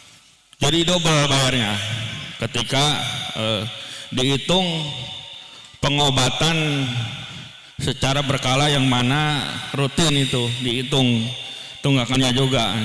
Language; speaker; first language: Indonesian; native; Indonesian